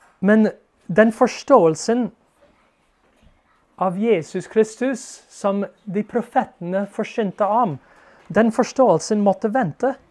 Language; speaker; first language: Norwegian; non-native, fluent; English